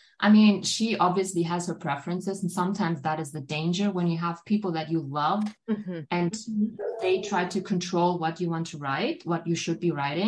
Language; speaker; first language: English; non-native, fluent; German